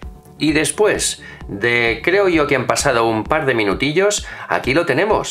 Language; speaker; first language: Spanish; native; Spanish